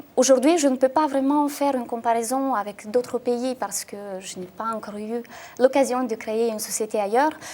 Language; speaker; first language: French; non-native, fluent; Russian